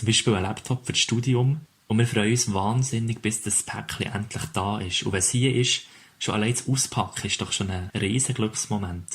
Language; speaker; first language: German; native; German